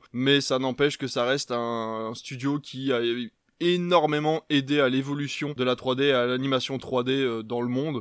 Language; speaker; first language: French; native; French